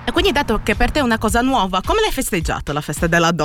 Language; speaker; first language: Italian; native; Italian